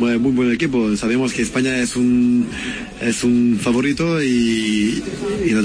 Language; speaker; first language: Spanish; non-native, fluent; French